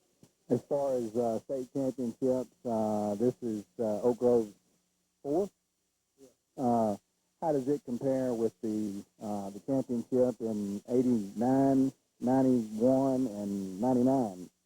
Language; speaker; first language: English; native; English